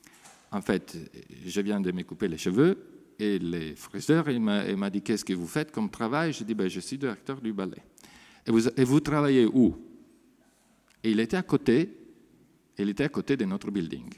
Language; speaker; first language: French; non-native, fluent; Italian